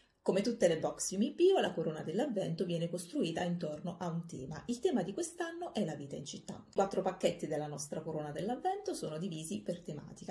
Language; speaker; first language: Italian; native; Italian